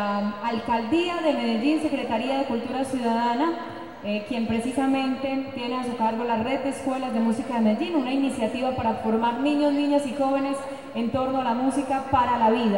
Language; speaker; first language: Spanish; native; Spanish